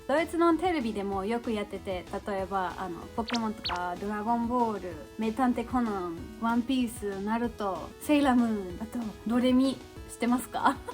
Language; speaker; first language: Japanese; non-native, fluent; German